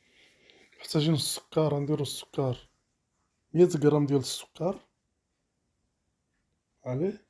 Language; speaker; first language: Arabic; native; Arabic